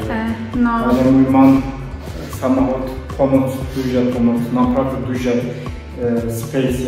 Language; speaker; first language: Polish; non-native, learner; Turkish